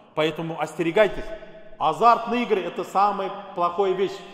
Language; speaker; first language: Russian; non-native, local second language; Kazakh